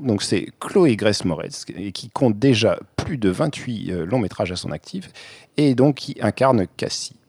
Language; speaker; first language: French; native; French